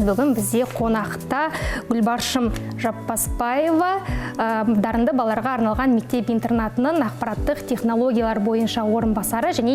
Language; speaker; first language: Kazakh; native; Kazakh